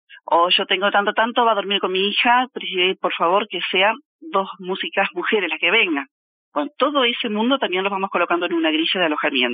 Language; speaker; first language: Spanish; native; Spanish